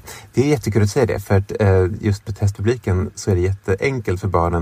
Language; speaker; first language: Swedish; native; Swedish